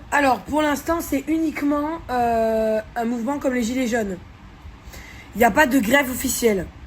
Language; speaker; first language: French; native; French